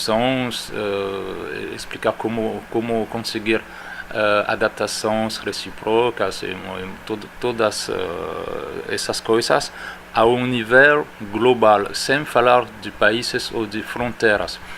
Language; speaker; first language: Portuguese; non-native, fluent; French